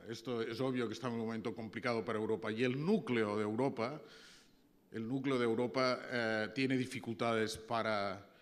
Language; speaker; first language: Spanish; native; Spanish